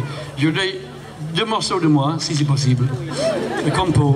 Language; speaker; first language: French; non-native, learner; English